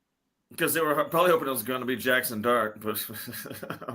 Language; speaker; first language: English; native; English